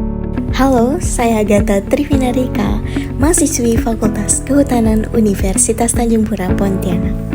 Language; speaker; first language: Indonesian; native; Indonesian